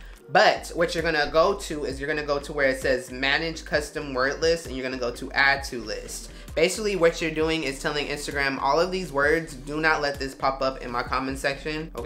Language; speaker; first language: English; native; English